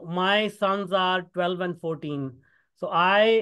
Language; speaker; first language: English; non-native, local second language; Hindi